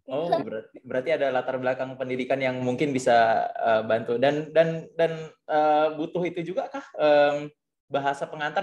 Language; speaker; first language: Indonesian; native; Indonesian